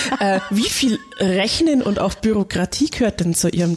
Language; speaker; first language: German; native; German